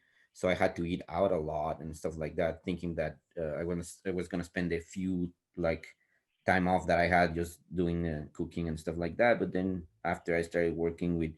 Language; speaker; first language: English; non-native, fluent; Spanish